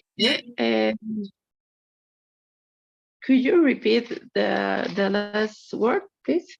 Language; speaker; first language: English; non-native, learner; Spanish